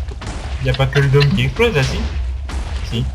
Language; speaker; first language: French; native; French